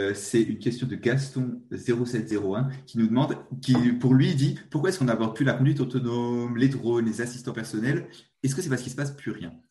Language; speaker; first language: French; native; French